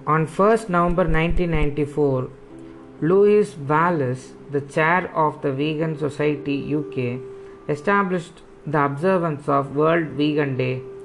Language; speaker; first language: English; non-native, local second language; Tamil